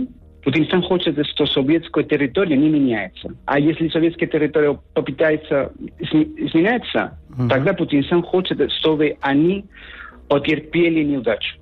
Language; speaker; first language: Russian; non-native, learner; Spanish